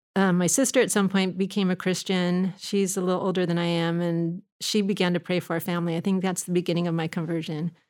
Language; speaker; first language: English; native; English